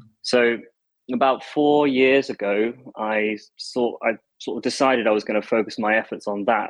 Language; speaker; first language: English; native; English